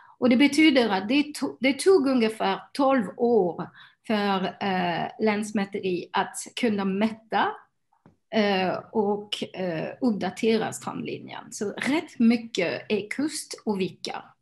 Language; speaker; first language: Swedish; non-native, fluent; French